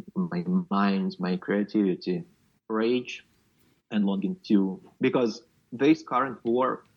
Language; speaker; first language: English; non-native, fluent; Ukrainian